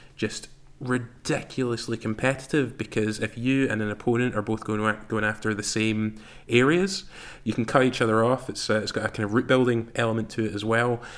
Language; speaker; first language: English; native; English